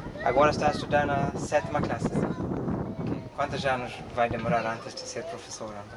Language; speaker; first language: Portuguese; non-native, learner; Swedish